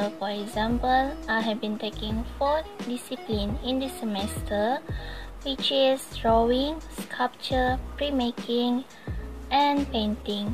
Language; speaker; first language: English; non-native, learner; Malay